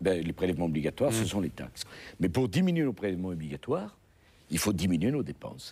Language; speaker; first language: French; native; French